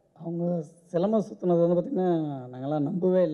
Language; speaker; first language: Tamil; native; Tamil